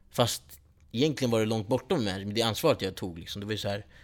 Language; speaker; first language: Swedish; early bilingual, other home language; Persian